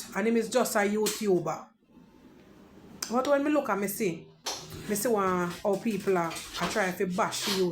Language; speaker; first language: English; native; English